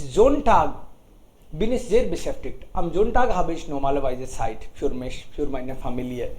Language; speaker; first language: German; non-native, fluent; Hindi